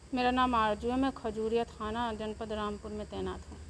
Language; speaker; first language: Hindi; native; Hindi